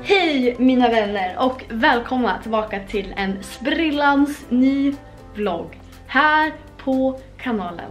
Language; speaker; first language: Swedish; native; Swedish